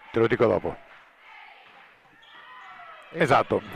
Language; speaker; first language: Italian; native; Italian